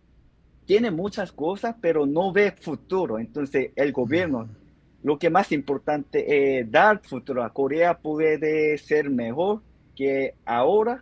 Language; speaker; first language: Spanish; non-native, fluent; Korean